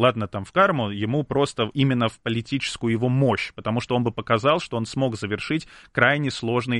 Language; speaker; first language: Russian; native; Russian